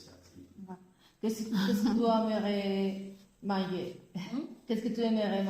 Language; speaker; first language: French; non-native, fluent; Spanish